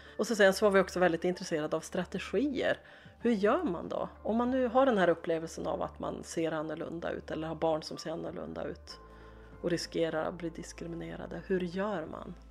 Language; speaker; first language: Swedish; native; Swedish